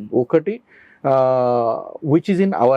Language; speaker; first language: Telugu; non-native, learner; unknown